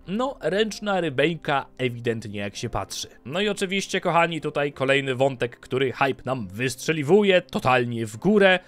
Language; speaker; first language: Polish; native; Polish